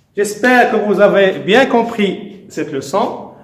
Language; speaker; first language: French; non-native, local second language; Arabic